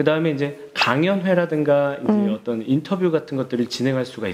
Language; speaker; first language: Korean; native; Korean